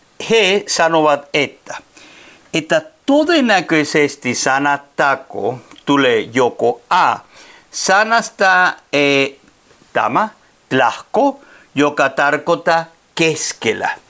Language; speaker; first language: Finnish; non-native, fluent; Spanish